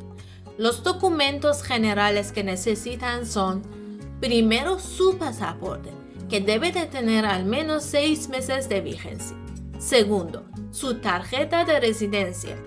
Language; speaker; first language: Spanish; non-native, fluent; Persian